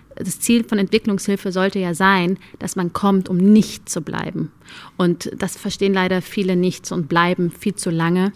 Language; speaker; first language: German; early bilingual, other home language; Amharic